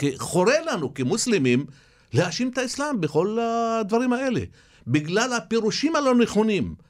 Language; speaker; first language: Hebrew; non-native, local second language; Arabic